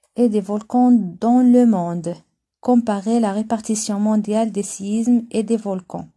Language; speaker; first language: French; non-native, local second language; Arabic